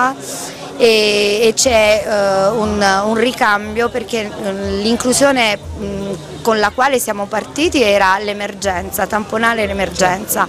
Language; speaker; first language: Italian; native; Italian